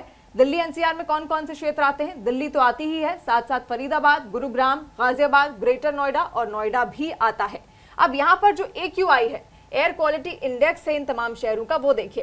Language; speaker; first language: Hindi; native; Hindi